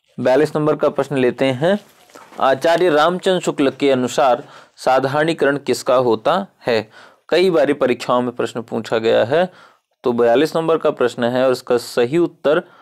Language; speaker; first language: Hindi; native; Hindi